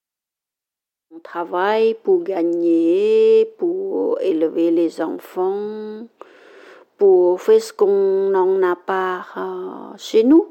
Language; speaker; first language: French; non-native, learner; Khmer